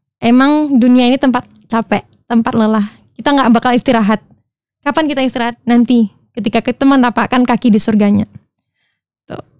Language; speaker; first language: Indonesian; native; Indonesian